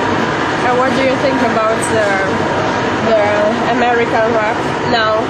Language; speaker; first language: English; non-native, learner; Italian